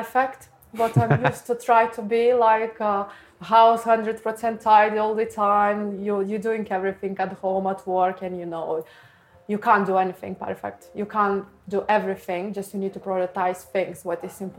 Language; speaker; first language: English; non-native, learner; Lithuanian